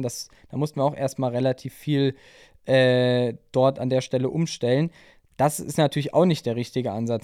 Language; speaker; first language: German; native; German